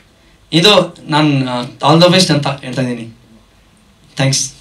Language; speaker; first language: Kannada; non-native, learner; Hindi